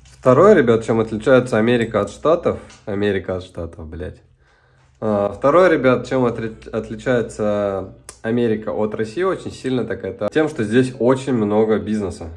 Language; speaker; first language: Russian; native; Russian